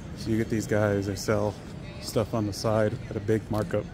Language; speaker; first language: English; native; English